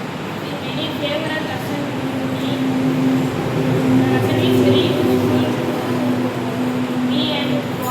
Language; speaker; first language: English; non-native, learner; Tamil